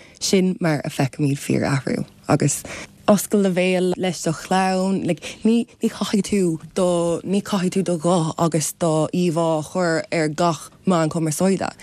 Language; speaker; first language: Irish; non-native, local second language; English